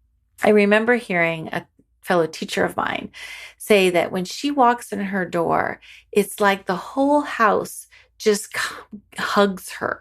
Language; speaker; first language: English; native; English